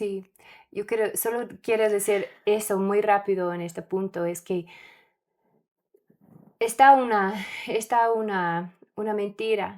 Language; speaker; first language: Spanish; non-native, learner; English